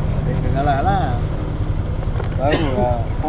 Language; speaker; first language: Malay; native; Malay